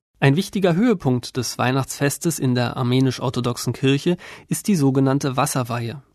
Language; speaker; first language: German; native; German